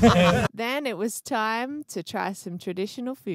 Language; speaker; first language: English; native; English